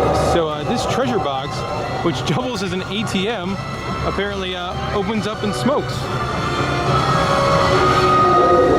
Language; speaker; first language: English; native; English